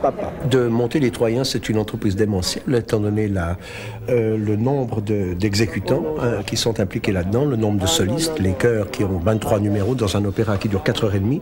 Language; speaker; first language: French; native; French